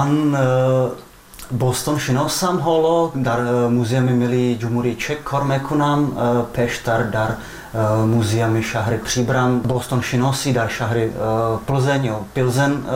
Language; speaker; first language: Persian; non-native, fluent; Czech